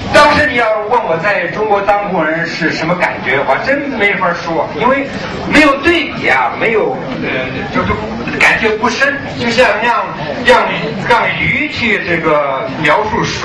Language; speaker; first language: Chinese; early bilingual, other home language; English